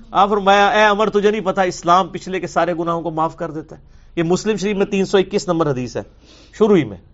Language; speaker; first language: Urdu; non-native, local second language; Punjabi